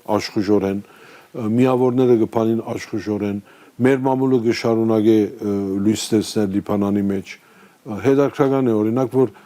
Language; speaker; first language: Armenian; early bilingual, heritage; Armenian